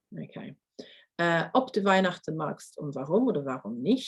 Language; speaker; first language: German; non-native, fluent; English